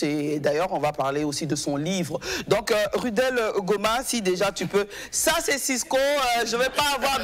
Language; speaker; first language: French; native; French